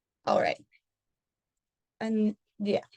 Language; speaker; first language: English; native; English